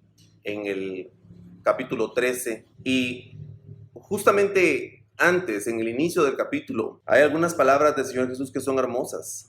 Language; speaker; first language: Spanish; native; Spanish